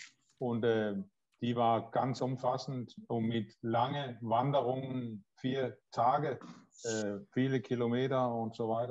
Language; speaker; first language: German; non-native, learner; Danish